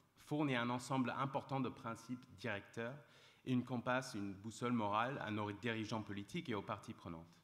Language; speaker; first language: French; non-native, fluent; English